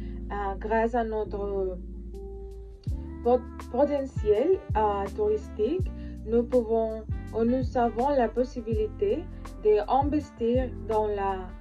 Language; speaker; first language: French; non-native, learner; Spanish